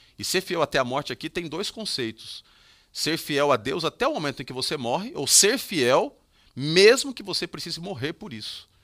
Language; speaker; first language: Portuguese; native; Portuguese